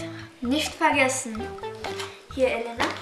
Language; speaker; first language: German; early bilingual, other home language; Arabic